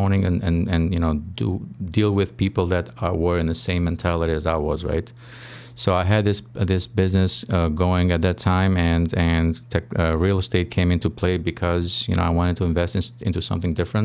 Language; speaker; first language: English; non-native, fluent; Albanian